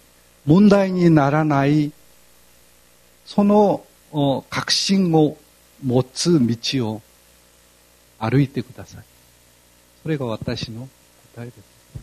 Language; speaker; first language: Japanese; non-native, fluent; Korean